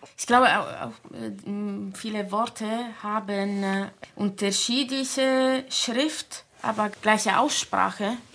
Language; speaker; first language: German; non-native, fluent; Italian